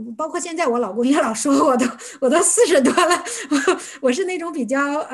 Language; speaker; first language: Chinese; native; Chinese